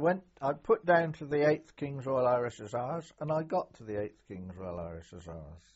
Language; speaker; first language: English; native; English